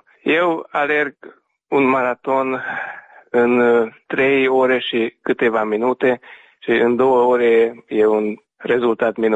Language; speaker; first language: Romanian; non-native, local second language; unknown